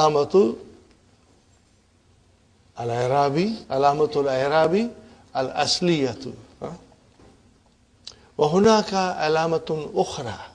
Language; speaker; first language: Arabic; non-native, fluent; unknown